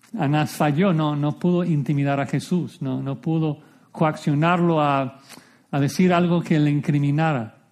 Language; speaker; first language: Spanish; non-native, fluent; English